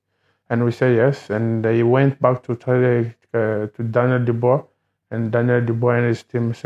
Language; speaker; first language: English; non-native, learner; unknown